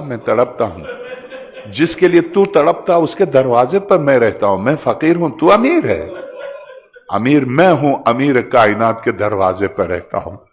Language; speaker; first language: Urdu; native; Urdu